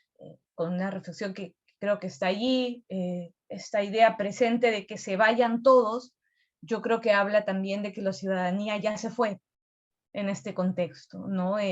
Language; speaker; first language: Spanish; native; Spanish